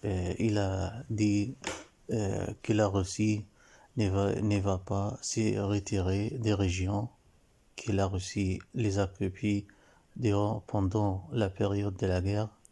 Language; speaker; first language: French; non-native, learner; Arabic